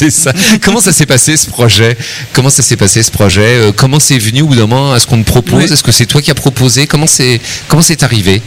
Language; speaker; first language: French; native; French